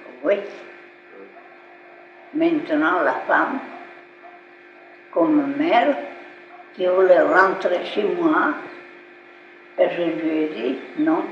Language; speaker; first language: French; non-native, local second language; Basque